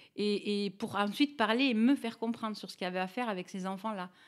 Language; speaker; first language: French; native; French